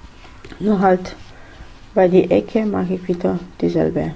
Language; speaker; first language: German; non-native, fluent; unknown